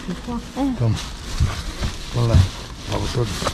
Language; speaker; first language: Spanish; native; Spanish